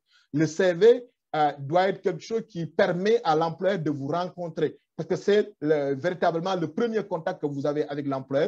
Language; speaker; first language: French; non-native, local second language; Wolof